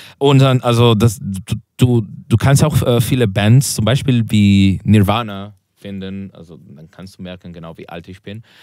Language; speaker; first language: German; non-native, learner; Spanish